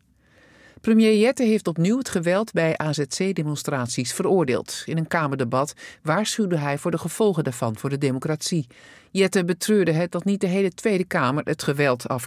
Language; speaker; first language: Dutch; native; Dutch